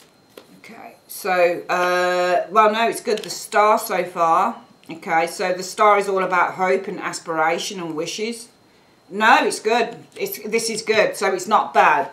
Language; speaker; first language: English; native; English